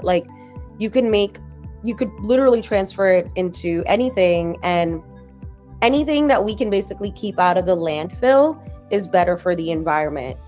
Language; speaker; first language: English; native; English